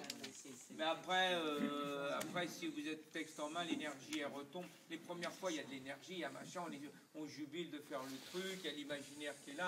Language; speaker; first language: French; native; French